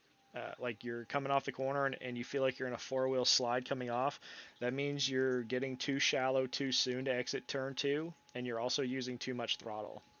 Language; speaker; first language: English; native; English